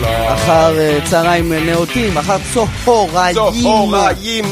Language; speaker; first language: Hebrew; native; Hebrew